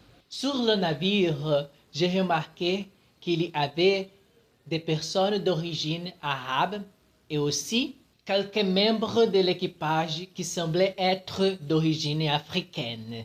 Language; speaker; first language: French; non-native, fluent; Portuguese